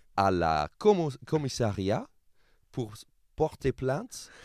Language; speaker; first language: French; non-native, fluent; English